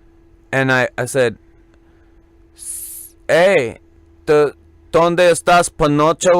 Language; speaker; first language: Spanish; non-native, learner; English